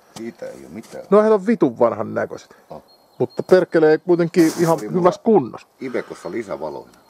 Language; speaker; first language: Finnish; native; Finnish